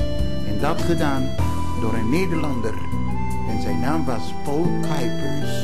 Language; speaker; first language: Dutch; non-native, fluent; Greek